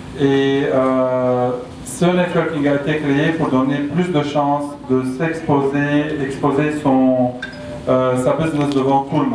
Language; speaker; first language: French; non-native, local second language; Arabic